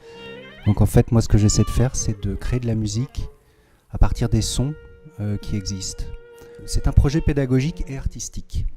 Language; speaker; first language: French; native; French